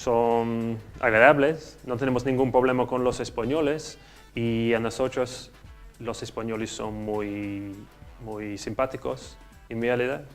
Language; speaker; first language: Spanish; non-native, learner; English